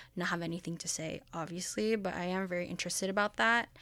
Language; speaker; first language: English; early bilingual, other home language; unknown